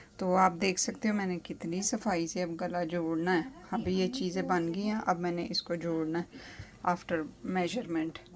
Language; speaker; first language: Urdu; non-native, local second language; Punjabi